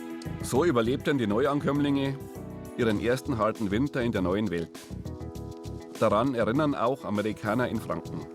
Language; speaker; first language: German; native; German